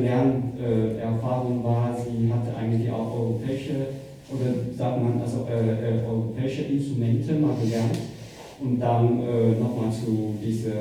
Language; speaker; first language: German; non-native, fluent; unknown